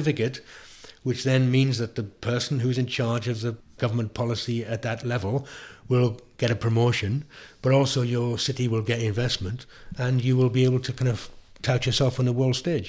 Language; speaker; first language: English; native; English